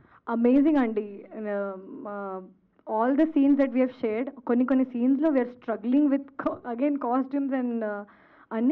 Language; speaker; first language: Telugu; non-native, fluent; Hindi